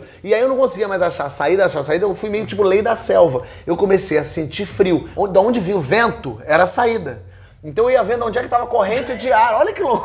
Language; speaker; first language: Portuguese; native; Portuguese